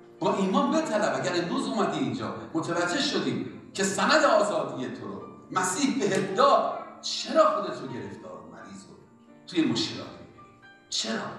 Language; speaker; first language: Persian; native; Persian